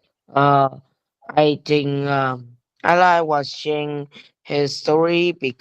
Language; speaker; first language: English; non-native, learner; Vietnamese